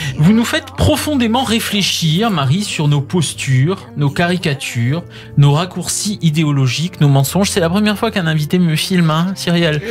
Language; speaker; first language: French; native; French